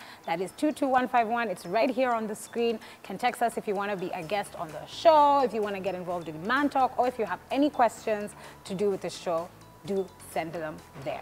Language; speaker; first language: English; non-native, local second language; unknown